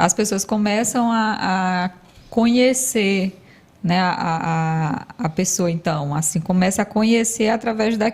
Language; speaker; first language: Portuguese; native; Portuguese